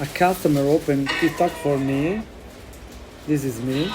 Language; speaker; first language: English; non-native, learner; Italian